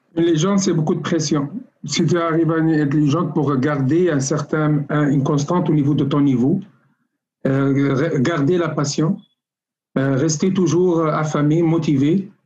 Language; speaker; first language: French; non-native, local second language; Arabic